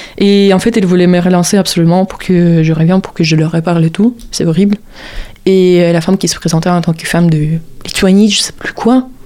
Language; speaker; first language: French; non-native, fluent; Russian